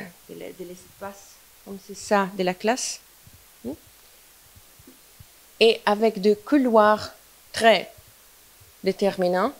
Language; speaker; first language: French; non-native, fluent; Italian